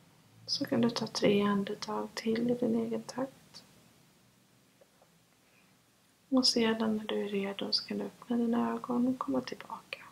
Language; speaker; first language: Swedish; native; Swedish